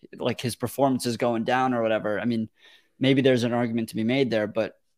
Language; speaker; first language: English; early bilingual, other home language; Russian